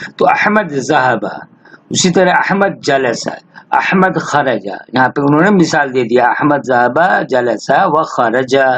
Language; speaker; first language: Urdu; native; Urdu